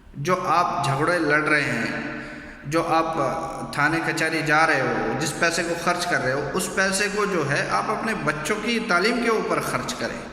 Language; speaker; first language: Urdu; native; Urdu